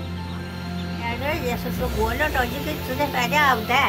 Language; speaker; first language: Chinese; native; Chinese